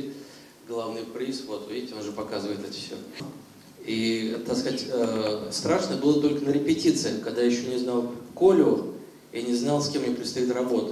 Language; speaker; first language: Russian; native; Russian